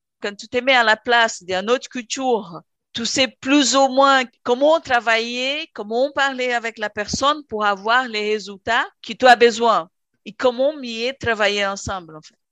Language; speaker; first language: French; non-native, fluent; Portuguese